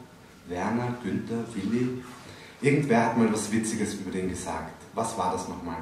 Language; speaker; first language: German; native; German